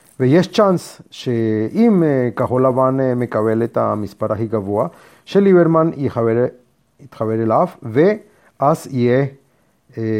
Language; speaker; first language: Hebrew; non-native, fluent; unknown